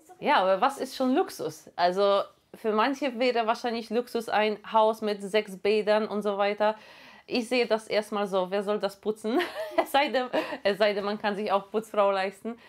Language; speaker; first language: German; non-native, fluent; Polish